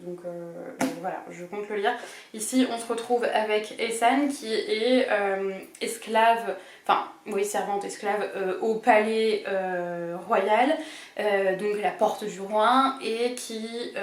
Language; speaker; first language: French; native; French